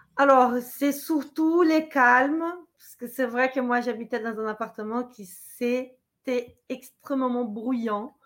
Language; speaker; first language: French; non-native, fluent; Portuguese